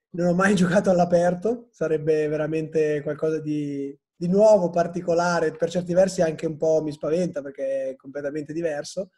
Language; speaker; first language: Italian; native; Italian